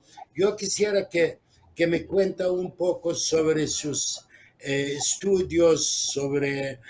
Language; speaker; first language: Spanish; non-native, fluent; Arabic